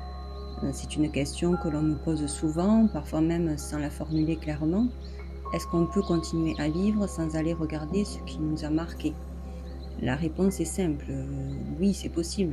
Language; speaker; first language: French; native; French